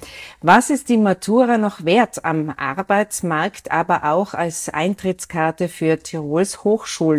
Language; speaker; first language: German; native; German